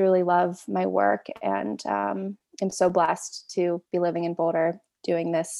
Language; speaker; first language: English; native; English